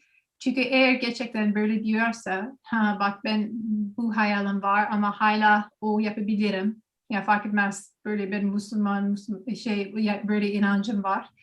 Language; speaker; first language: Turkish; non-native, learner; English